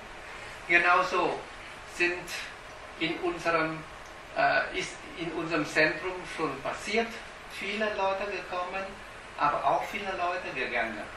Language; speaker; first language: German; non-native, fluent; Vietnamese